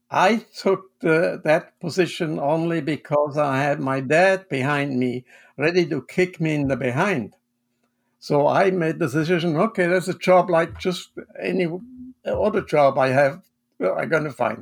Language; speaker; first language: English; non-native, fluent; Swiss German